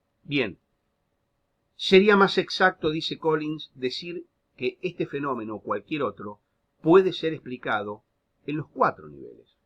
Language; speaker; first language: Spanish; native; Spanish